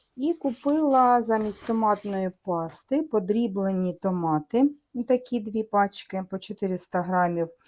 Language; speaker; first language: Ukrainian; native; Ukrainian